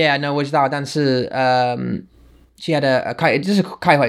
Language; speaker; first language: Chinese; non-native, learner; English